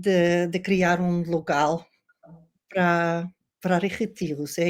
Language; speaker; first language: Portuguese; non-native, learner; Dutch